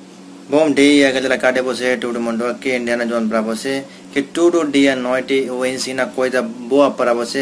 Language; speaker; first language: Portuguese; non-native, learner; Hindi